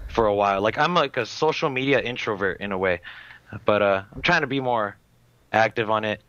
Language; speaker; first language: English; native; English